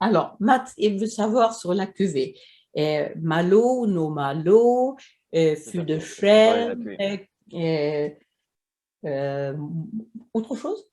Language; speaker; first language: French; non-native, fluent; Swedish